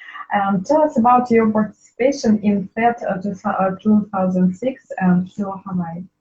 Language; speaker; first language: English; non-native, learner; Russian